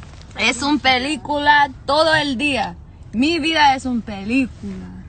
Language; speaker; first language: Spanish; early bilingual, heritage; English